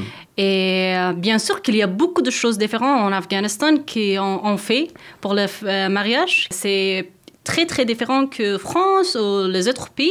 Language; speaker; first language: French; non-native, learner; Persian